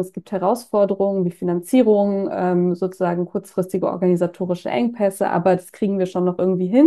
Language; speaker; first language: German; native; German